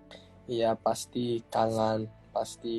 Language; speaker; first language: Indonesian; early bilingual, heritage; English